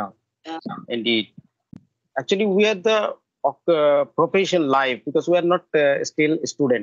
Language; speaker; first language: English; non-native, learner; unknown